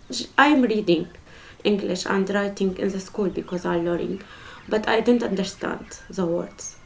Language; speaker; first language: English; non-native, learner; Arabic